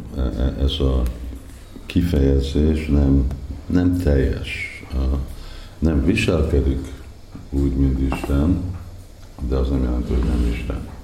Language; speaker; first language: Hungarian; early bilingual, heritage; English